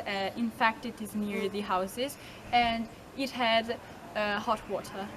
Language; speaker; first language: English; non-native, learner; Italian